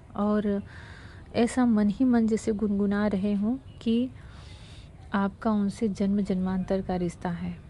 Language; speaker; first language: Hindi; native; Hindi